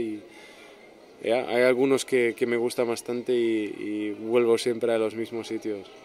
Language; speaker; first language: Spanish; non-native, fluent; German